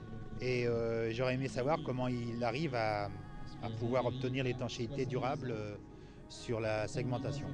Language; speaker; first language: French; native; French